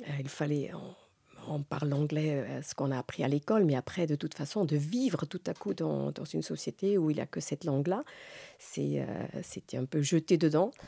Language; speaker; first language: French; non-native, local second language; Swiss German